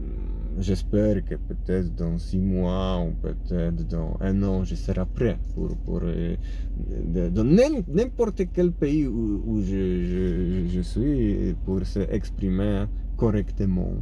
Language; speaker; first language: French; non-native, fluent; Polish